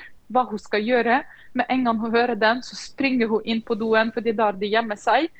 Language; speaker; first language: Norwegian; non-native, fluent; Ukrainian